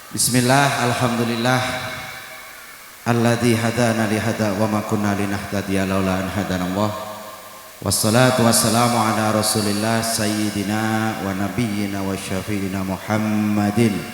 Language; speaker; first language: Indonesian; non-native, local second language; Madurese